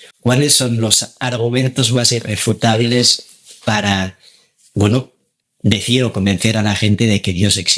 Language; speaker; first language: Spanish; native; Spanish